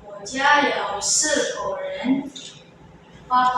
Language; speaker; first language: Chinese; non-native, learner; Indonesian